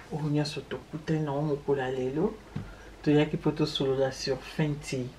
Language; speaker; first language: French; non-native, local second language; Lingala